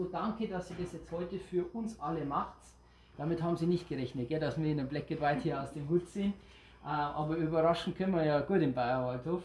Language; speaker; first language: German; native; German